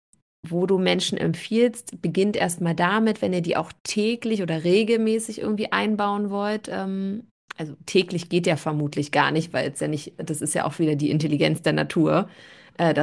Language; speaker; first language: German; native; German